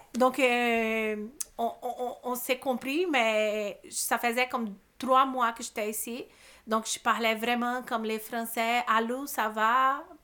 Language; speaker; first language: French; non-native, fluent; Portuguese